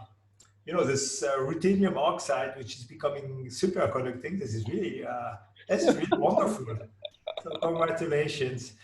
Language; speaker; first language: English; non-native, fluent; French